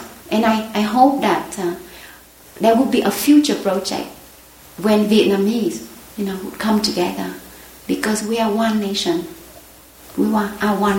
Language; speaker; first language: English; non-native, fluent; Vietnamese